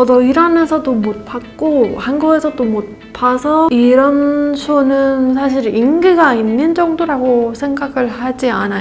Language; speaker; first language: Korean; non-native, learner; Persian